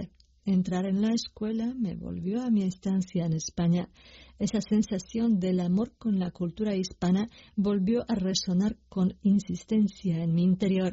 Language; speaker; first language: Spanish; non-native, fluent; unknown